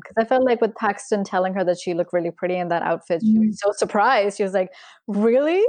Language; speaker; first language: English; non-native, local second language; Urdu